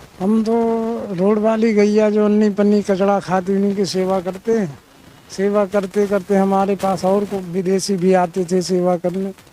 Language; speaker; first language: Hindi; native; Hindi